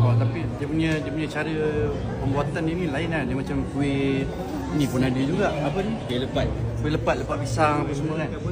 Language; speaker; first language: Malay; native; Malay